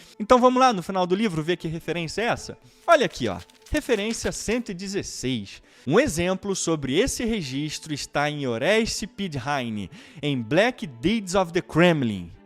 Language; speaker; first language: Portuguese; native; Portuguese